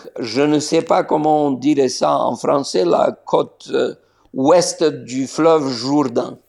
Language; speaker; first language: French; non-native, fluent; Slovenian